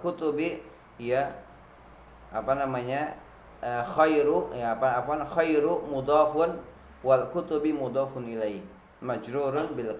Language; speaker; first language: Arabic; non-native, fluent; Indonesian